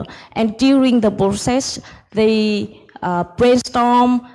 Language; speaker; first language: English; non-native, fluent; Vietnamese